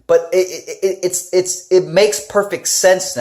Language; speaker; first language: English; native; English